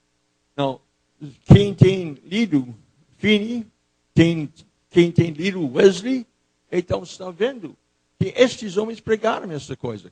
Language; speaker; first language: Portuguese; non-native, fluent; English